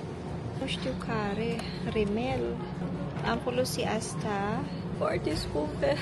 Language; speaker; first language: Romanian; non-native, learner; Filipino